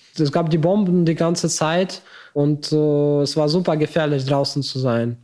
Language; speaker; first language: German; non-native, fluent; Ukrainian